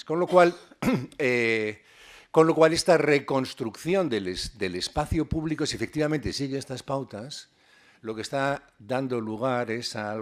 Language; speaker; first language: Spanish; native; Spanish